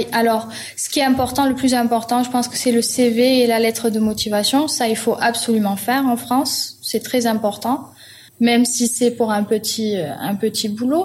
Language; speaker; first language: French; non-native, fluent; German